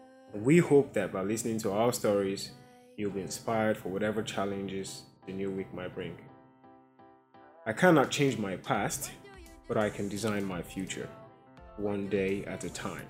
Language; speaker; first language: English; non-native, local second language; Igbo